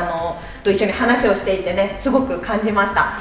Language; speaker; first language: Japanese; native; Japanese